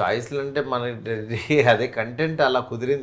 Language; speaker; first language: Telugu; native; Telugu